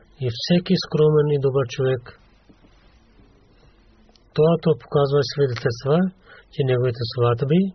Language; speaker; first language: Bulgarian; non-native, learner; Urdu